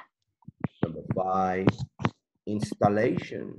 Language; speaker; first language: English; non-native, learner; Spanish